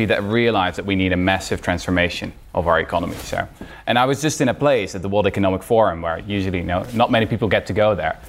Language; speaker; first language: English; non-native, fluent; Dutch